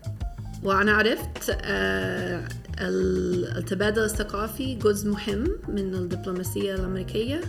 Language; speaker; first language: Arabic; non-native, fluent; English